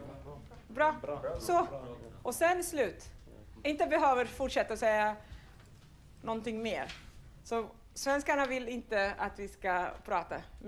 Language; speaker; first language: Swedish; non-native, fluent; Arabic